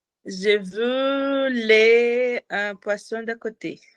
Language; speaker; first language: French; non-native, learner; Portuguese